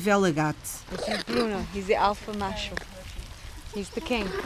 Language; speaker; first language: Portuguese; non-native, learner; English